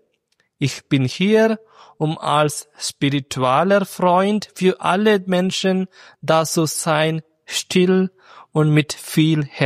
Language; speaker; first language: German; non-native, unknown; Malayalam